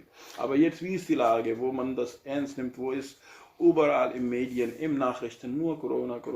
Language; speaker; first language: German; non-native, learner; Urdu